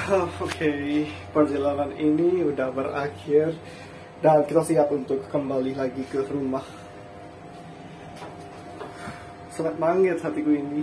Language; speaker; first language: Indonesian; non-native, learner; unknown